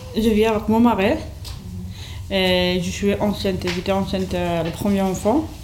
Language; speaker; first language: French; non-native, local second language; Kabyle